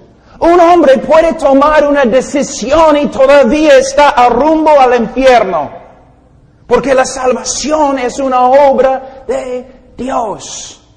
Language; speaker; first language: Spanish; non-native, fluent; English